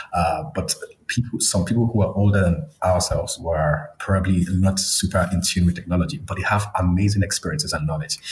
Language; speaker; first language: English; non-native, local second language; Yoruba